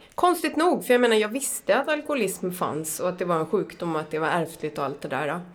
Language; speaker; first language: Swedish; native; Swedish